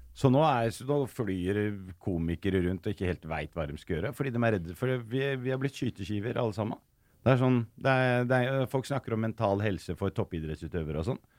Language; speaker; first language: Norwegian; early bilingual, other home language; Arabic